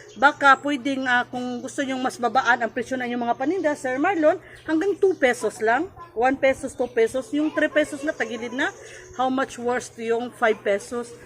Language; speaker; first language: Filipino; non-native, local second language; Cebuano